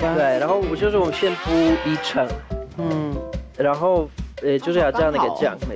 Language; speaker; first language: Chinese; non-native, fluent; Polish